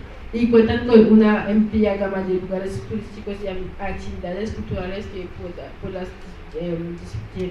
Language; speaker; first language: Spanish; non-native, learner; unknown